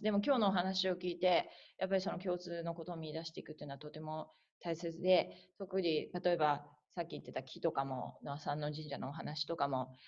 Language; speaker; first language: Japanese; native; Japanese